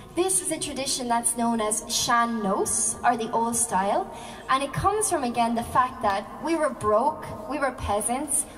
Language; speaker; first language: English; non-native, local second language; Irish